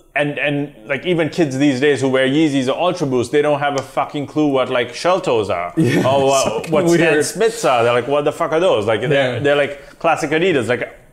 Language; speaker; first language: English; non-native, local second language; Sinhala